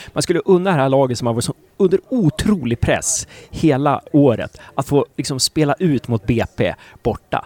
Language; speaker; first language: Swedish; native; Swedish